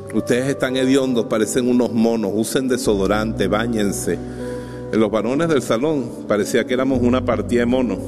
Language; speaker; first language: Spanish; native; Spanish